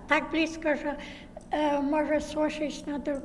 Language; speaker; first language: Polish; early bilingual, heritage; Polish